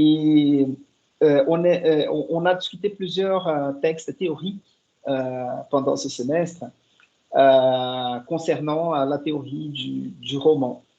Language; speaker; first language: French; non-native, fluent; Portuguese